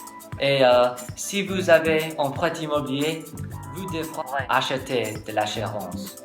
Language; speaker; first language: French; non-native, learner; English